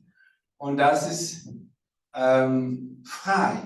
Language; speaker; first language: German; non-native, fluent; Rundi